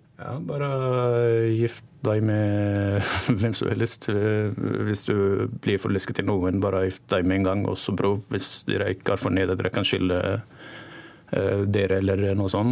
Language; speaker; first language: Norwegian; non-native, learner; Arabic